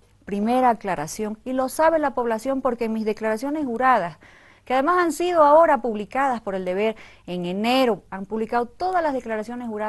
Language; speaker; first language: Spanish; native; Spanish